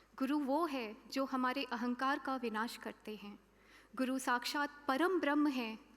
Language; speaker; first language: Hindi; native; Hindi